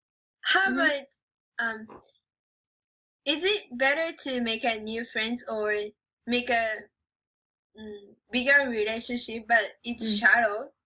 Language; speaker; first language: English; non-native, learner; Japanese